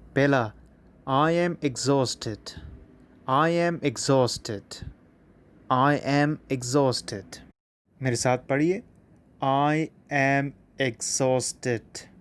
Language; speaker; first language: Urdu; native; Urdu